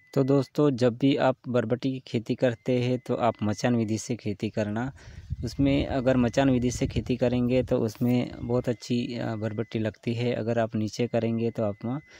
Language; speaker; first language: Hindi; non-native, local second language; Gujarati